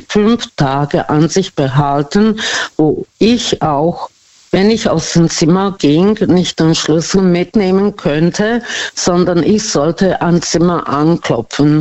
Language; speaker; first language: German; non-native, fluent; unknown